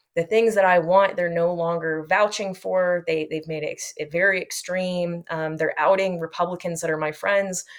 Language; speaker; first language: English; native; English